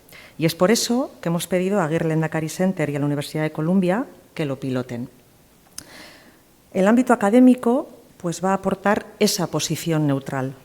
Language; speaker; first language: Spanish; native; Spanish